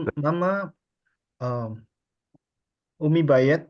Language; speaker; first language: Russian; non-native, learner; Indonesian